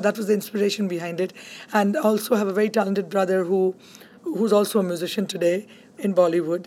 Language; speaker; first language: English; non-native, local second language; Bangla